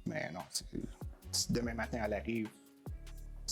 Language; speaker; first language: French; native; French